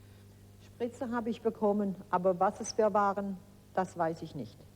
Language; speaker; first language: German; early bilingual, other home language; Polish